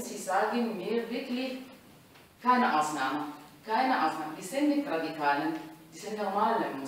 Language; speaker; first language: German; non-native, learner; Arabic